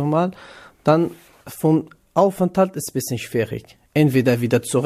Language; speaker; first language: German; non-native, learner; Kurdish